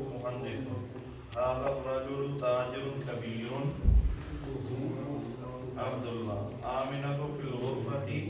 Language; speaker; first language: Arabic; non-native, fluent; Urdu